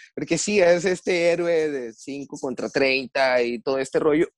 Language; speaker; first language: Spanish; native; Spanish